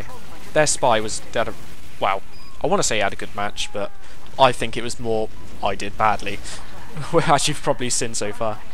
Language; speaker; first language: English; native; English